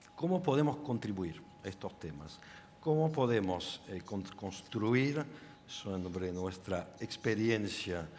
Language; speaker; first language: Spanish; non-native, fluent; French